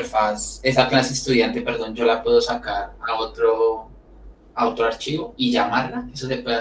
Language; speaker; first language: Spanish; native; Spanish